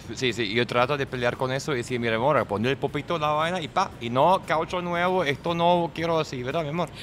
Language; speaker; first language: Spanish; non-native, fluent; German